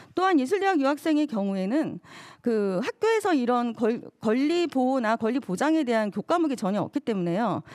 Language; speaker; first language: Korean; native; Korean